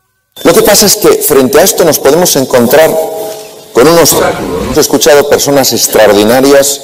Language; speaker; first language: Spanish; native; Spanish